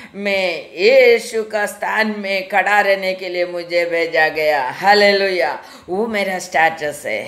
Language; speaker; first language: Hindi; non-native, local second language; Malayalam